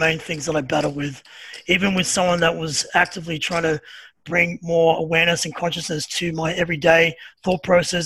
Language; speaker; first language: English; native; English